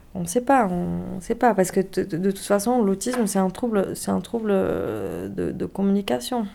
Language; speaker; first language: French; non-native, fluent; Portuguese